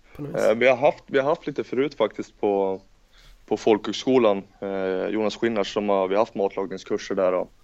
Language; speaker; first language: Swedish; native; Swedish